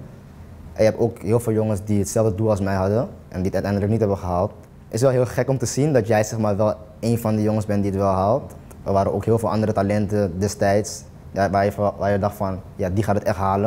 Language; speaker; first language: Dutch; native; Dutch